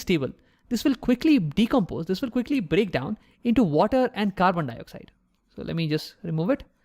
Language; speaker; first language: English; non-native, local second language; Hindi